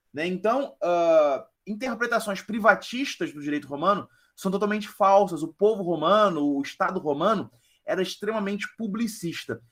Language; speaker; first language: Portuguese; native; Portuguese